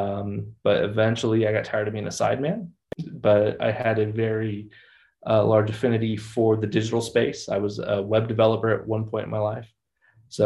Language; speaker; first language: English; native; English